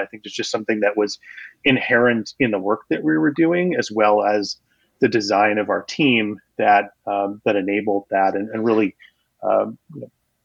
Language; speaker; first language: English; native; English